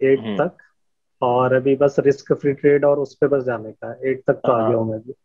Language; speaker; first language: Hindi; native; Hindi